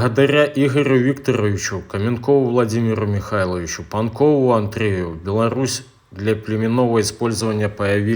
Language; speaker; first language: Russian; native; Russian